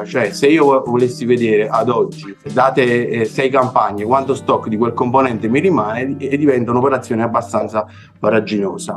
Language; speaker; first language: Italian; native; Italian